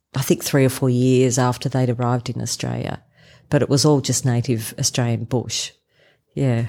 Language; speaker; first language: English; non-native, local second language; German